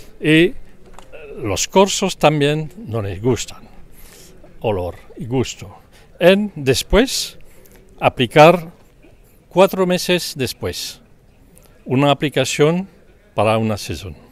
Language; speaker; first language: Spanish; non-native, learner; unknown